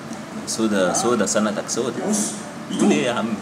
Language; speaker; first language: Arabic; native; Arabic